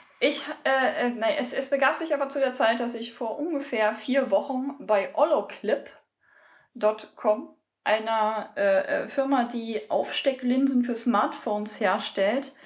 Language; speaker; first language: German; native; German